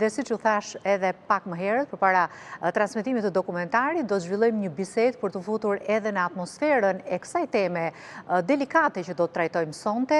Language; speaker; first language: Albanian; native; Albanian